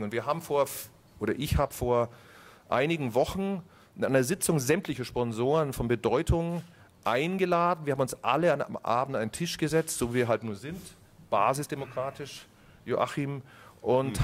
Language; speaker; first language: German; native; German